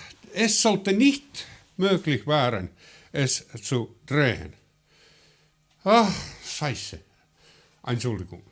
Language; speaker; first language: German; non-native, learner; Finnish